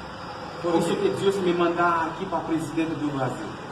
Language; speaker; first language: Portuguese; non-native, learner; Haitian Creole